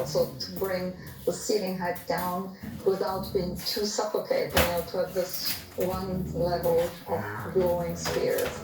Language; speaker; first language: English; non-native, fluent; Italian